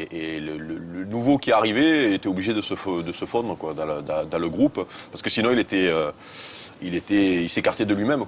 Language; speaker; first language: French; native; French